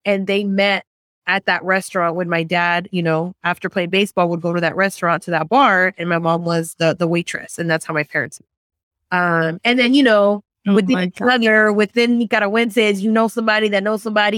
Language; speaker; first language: English; native; English